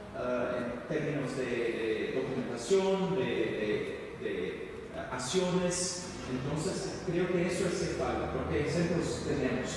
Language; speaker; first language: Spanish; non-native, fluent; Portuguese